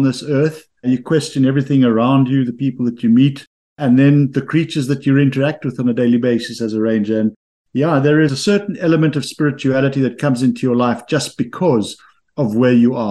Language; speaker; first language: English; native; English